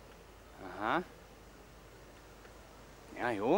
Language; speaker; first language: Hungarian; non-native, learner; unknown